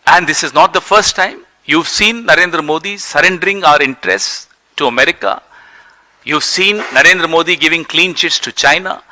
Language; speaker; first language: English; non-native, local second language; Hindi